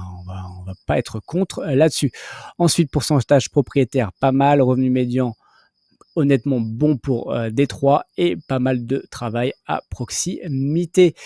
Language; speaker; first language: French; native; French